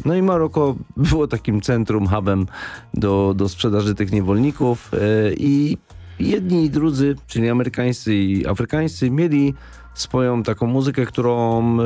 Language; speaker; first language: Polish; native; Polish